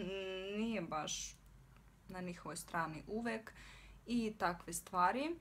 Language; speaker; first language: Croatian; non-native, fluent; Russian